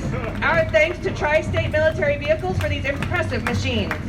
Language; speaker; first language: English; native; English